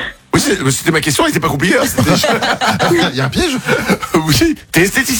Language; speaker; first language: French; native; French